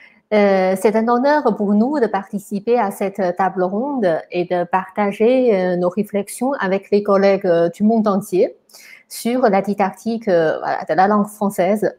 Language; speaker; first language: French; non-native, fluent; Chinese